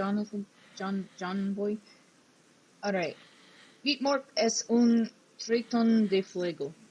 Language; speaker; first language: Spanish; non-native, learner; English